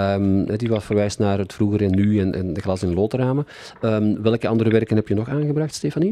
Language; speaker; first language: Dutch; native; Dutch